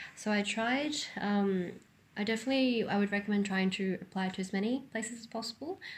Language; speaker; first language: English; native; English